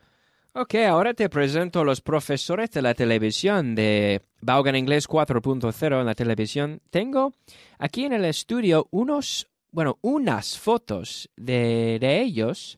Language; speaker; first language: Spanish; non-native, fluent; English